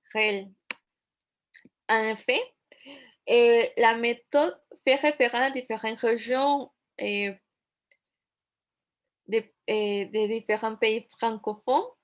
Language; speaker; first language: French; non-native, fluent; Spanish